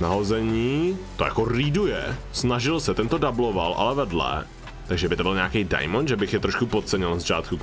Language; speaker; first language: Czech; native; Czech